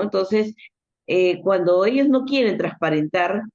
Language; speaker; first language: Spanish; native; Spanish